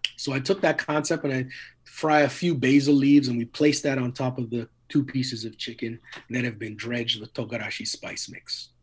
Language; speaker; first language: English; native; English